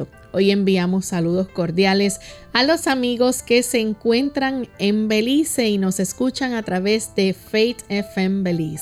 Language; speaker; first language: Spanish; native; Spanish